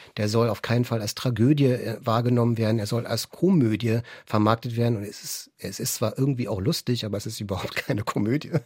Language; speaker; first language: German; native; German